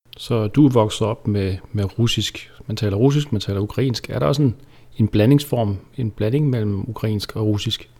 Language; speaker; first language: Danish; native; Danish